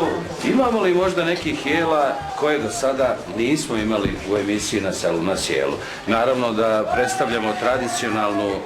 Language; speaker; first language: Bosnian; native; Bosnian